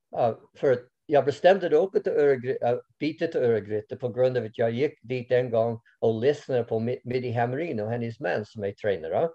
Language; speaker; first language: Swedish; non-native, fluent; English